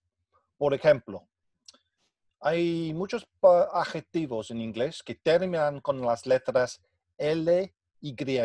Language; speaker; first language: Spanish; non-native, fluent; English